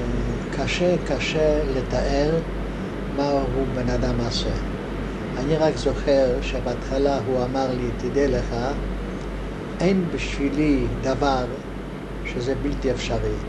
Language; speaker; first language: Hebrew; non-native, fluent; Hungarian